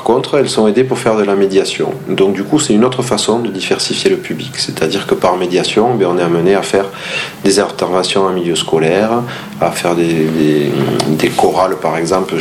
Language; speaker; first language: French; native; French